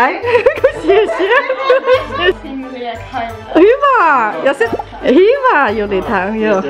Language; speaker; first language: Finnish; non-native, learner; Chinese